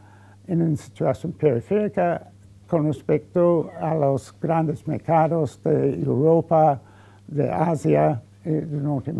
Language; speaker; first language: Spanish; non-native, fluent; English